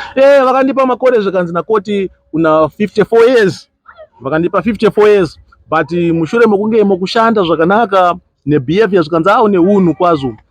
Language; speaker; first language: Shona; non-native, local second language; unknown